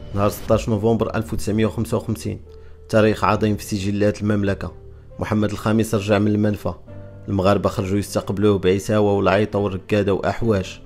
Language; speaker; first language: Arabic; native; Arabic